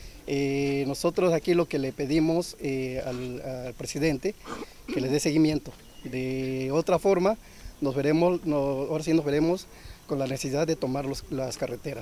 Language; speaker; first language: Spanish; native; Spanish